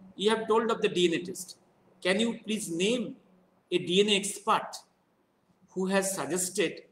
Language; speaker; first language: English; non-native, local second language; Bangla